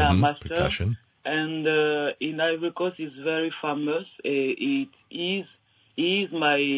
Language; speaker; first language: English; non-native, learner; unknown